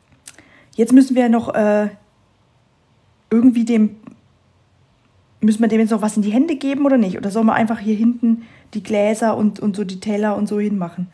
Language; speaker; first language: German; native; German